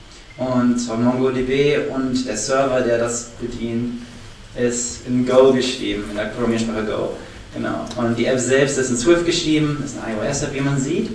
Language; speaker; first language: German; native; German